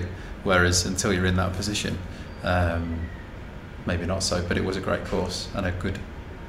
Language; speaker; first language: English; native; English